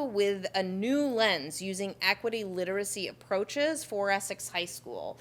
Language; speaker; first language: English; native; English